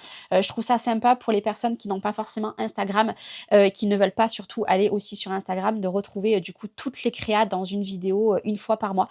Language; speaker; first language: French; native; French